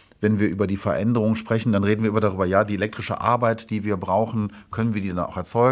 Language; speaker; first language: German; native; German